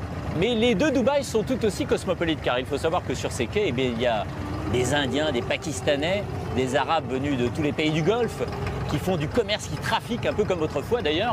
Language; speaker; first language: French; native; French